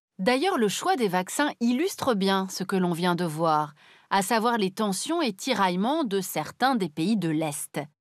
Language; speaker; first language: French; native; French